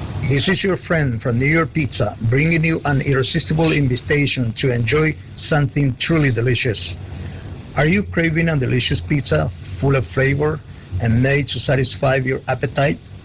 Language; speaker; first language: English; non-native, fluent; Spanish